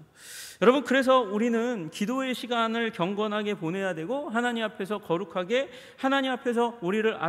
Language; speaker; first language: Korean; native; Korean